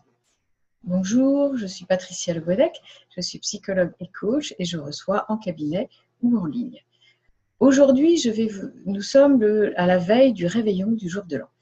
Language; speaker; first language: French; native; French